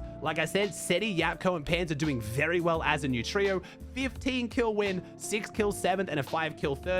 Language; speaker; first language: English; native; English